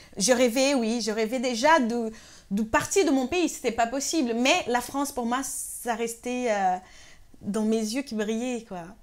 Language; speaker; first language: French; non-native, fluent; Portuguese